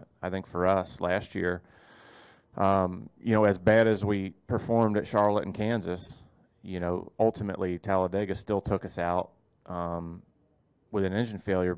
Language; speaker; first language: English; native; English